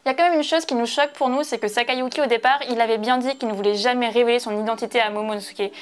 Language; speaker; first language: French; native; French